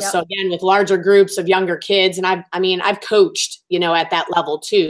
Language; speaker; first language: English; native; English